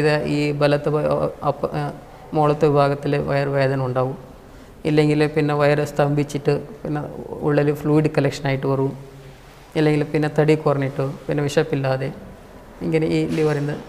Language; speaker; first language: Malayalam; non-native, fluent; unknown